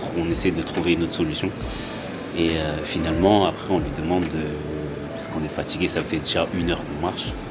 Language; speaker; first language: French; native; French